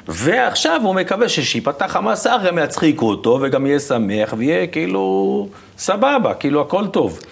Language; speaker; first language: Hebrew; native; Hebrew